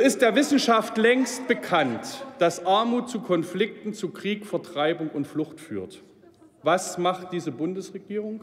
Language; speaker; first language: German; native; German